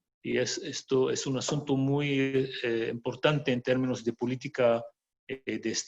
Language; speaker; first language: Spanish; non-native, fluent; Arabic